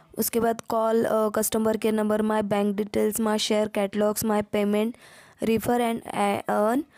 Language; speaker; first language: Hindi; non-native, local second language; Marathi